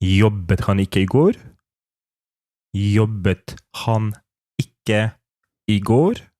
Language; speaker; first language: Norwegian; non-native, fluent; Polish